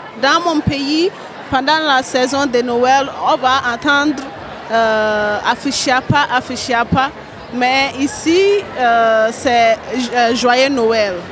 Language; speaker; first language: French; non-native, learner; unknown